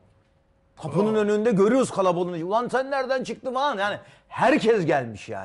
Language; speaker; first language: Turkish; native; Turkish